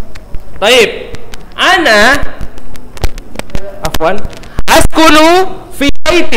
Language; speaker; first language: Arabic; non-native, fluent; Indonesian